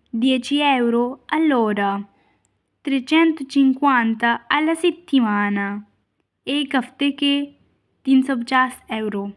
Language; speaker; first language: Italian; non-native, fluent; Urdu